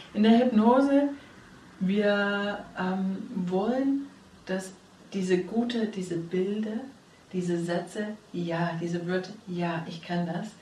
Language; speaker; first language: German; non-native, fluent; English